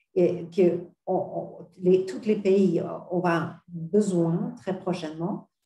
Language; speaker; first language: French; non-native, fluent; Swedish